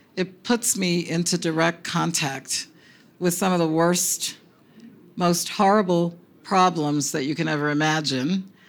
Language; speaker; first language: English; early bilingual, other home language; Spanish